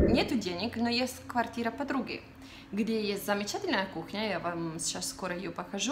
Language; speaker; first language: Russian; non-native, fluent; Italian